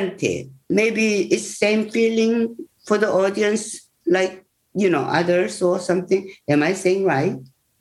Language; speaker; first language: English; non-native, learner; Korean